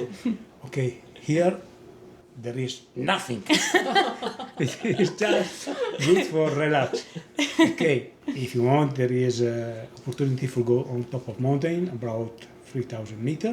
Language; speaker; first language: English; non-native, learner; Italian